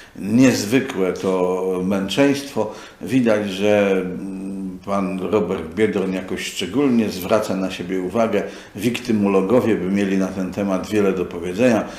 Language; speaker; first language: Polish; native; Polish